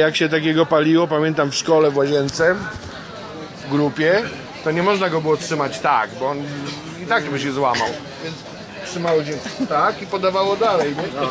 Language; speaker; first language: Polish; native; Polish